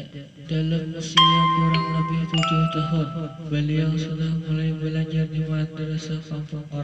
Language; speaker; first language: Indonesian; native; Indonesian